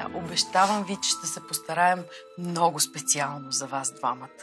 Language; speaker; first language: Bulgarian; native; Bulgarian